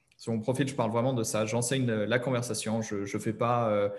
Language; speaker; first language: French; native; French